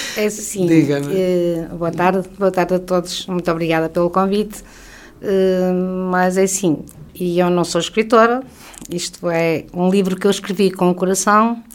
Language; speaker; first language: Portuguese; native; Portuguese